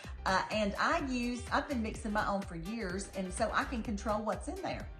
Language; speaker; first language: English; native; English